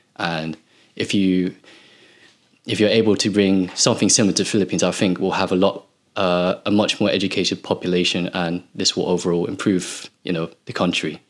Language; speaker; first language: English; native; English